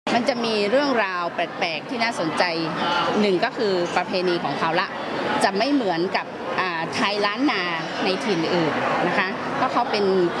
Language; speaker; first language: Thai; native; Thai